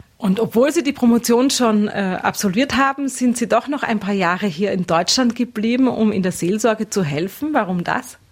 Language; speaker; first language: German; native; German